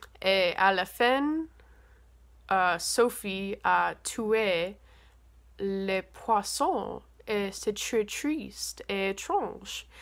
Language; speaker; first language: French; non-native, learner; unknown